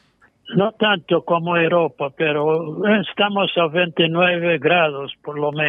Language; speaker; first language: Spanish; non-native, fluent; English